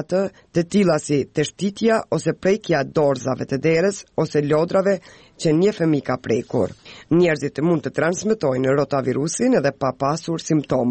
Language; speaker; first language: Albanian; native; Albanian